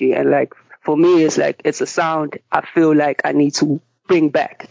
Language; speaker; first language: English; non-native, local second language; Zulu